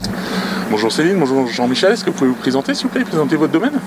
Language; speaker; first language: French; native; French